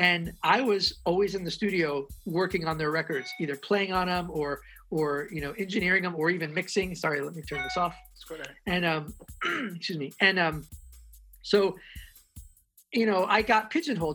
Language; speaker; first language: English; native; English